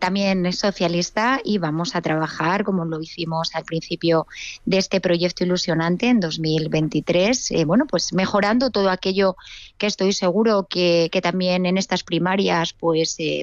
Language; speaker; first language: Spanish; native; Spanish